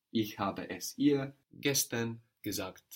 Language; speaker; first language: German; non-native, fluent; English